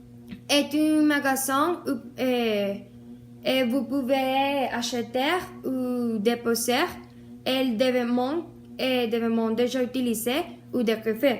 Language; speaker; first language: French; non-native, learner; Spanish